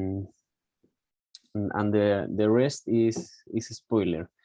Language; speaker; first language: English; non-native, learner; Spanish